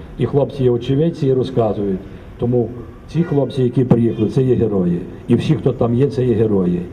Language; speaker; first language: Ukrainian; native; Ukrainian